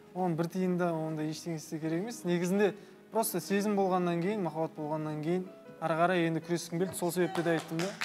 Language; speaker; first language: Kazakh; native; Kazakh